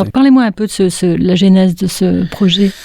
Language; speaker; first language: French; native; French